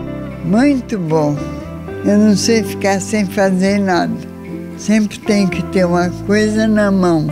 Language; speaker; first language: Portuguese; early bilingual, other home language; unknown